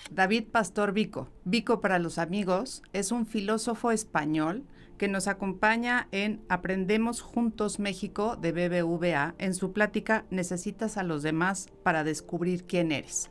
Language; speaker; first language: Spanish; native; Spanish